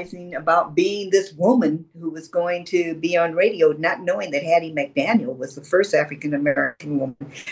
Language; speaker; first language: English; native; English